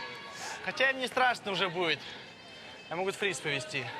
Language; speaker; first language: Russian; native; Russian